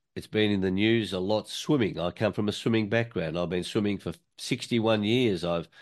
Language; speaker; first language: English; native; English